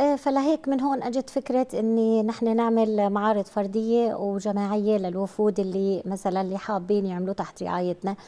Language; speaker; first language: Arabic; native; Arabic